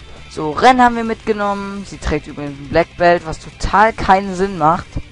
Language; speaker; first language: German; native; German